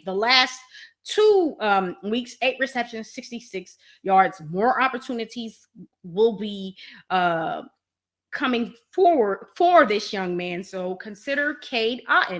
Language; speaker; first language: English; native; English